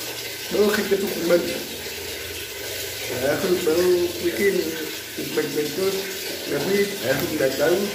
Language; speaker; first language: Indonesian; non-native, learner; Vietnamese